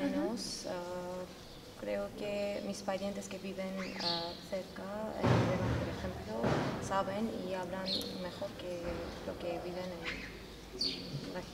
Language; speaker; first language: Spanish; non-native, fluent; Armenian